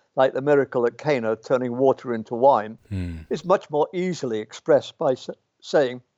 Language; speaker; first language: English; native; English